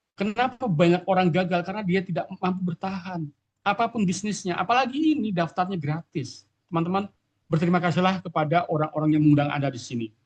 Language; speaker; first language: Indonesian; native; Indonesian